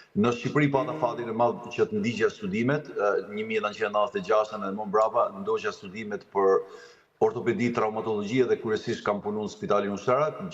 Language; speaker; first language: Albanian; native; Albanian